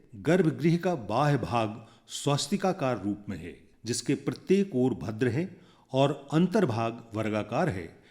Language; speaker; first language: Hindi; native; Hindi